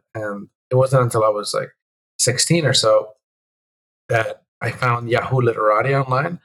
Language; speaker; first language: English; early bilingual, other home language; Spanish